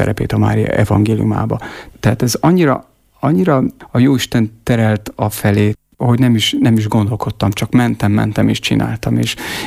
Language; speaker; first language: Hungarian; native; Hungarian